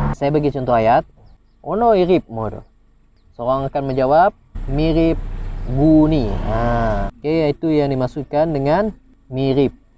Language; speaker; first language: Malay; non-native, local second language; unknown